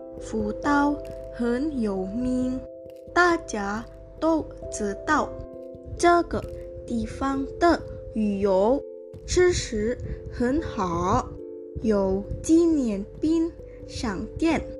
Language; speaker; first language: Chinese; non-native, learner; Indonesian